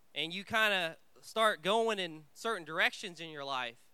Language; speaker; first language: English; early bilingual, other home language; Vietnamese